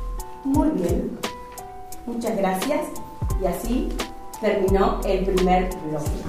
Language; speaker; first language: Spanish; native; Spanish